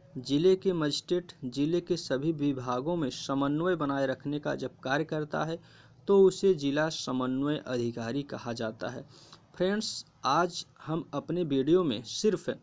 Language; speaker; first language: Hindi; native; Hindi